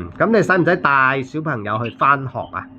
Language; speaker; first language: Cantonese; native; Cantonese